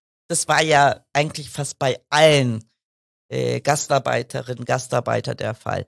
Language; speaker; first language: German; early bilingual, other home language; Kurdish